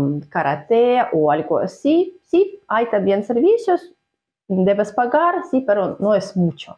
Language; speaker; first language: Spanish; non-native, fluent; Russian